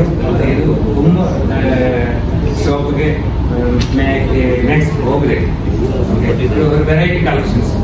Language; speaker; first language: Kannada; non-native, local second language; Malayalam